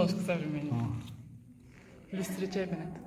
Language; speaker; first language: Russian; non-native, local second language; Tajik